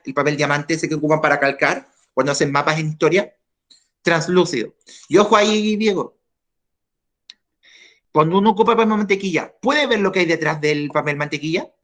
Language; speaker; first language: Spanish; native; Spanish